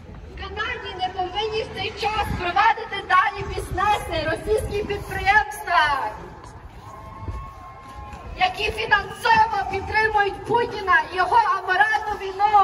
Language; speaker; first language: Ukrainian; early bilingual, heritage; Ukrainian